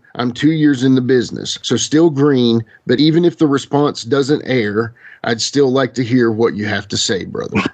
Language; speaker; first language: English; native; English